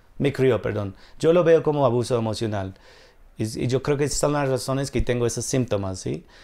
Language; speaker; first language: Spanish; non-native, fluent; English